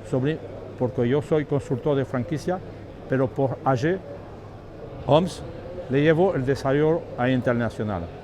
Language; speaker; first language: Spanish; non-native, learner; French